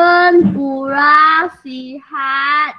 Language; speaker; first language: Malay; non-native, learner; Chinese